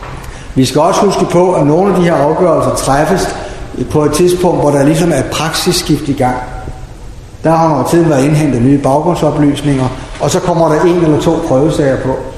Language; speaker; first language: Danish; native; Danish